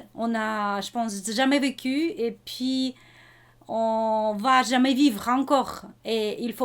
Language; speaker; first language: French; non-native, fluent; Russian